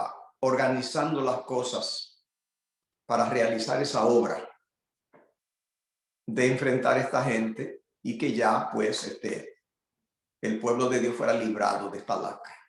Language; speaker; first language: Spanish; native; Spanish